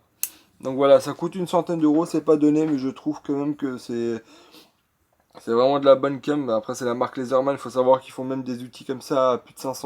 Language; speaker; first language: French; native; French